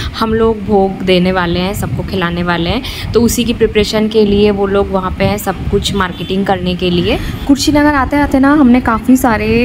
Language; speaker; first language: Hindi; non-native, local second language; Bangla